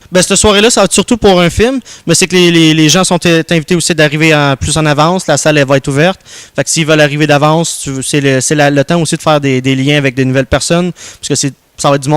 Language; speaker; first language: French; native; French